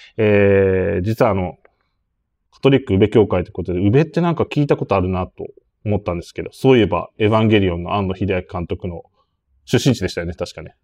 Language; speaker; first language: Japanese; native; Japanese